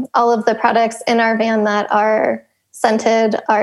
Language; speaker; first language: English; native; English